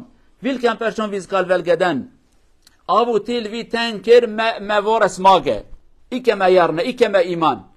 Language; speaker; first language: Norwegian; non-native, fluent; Kurdish